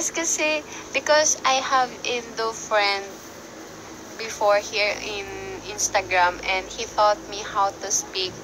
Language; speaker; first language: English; non-native, local second language; Filipino